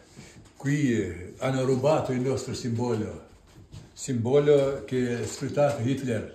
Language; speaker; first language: Italian; non-native, learner; Albanian